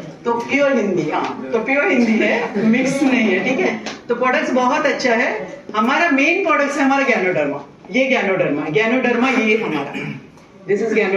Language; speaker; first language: Hindi; native; Hindi